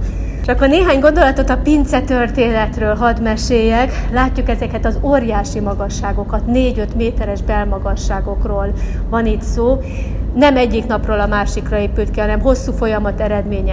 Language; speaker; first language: Hungarian; native; Hungarian